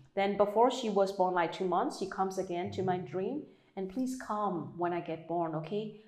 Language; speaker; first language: English; non-native, fluent; Burmese